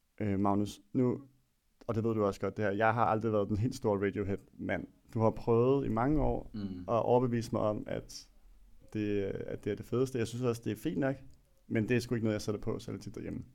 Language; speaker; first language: Danish; native; Danish